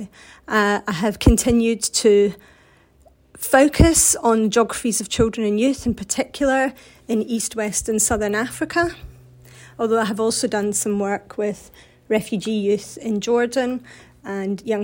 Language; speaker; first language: English; native; English